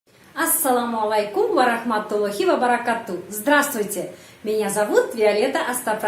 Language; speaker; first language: Russian; non-native, fluent; Indonesian